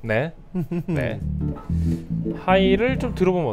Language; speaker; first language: Korean; native; Korean